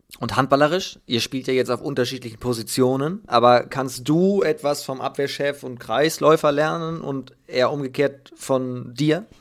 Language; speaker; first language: German; native; German